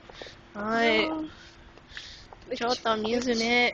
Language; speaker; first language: Japanese; non-native, learner; English